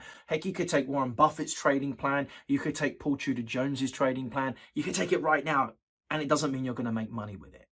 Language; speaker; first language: English; native; English